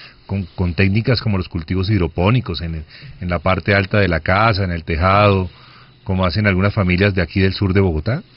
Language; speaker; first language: Spanish; native; Spanish